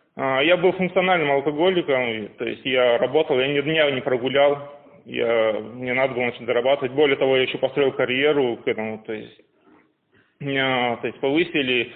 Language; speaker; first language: Russian; native; Russian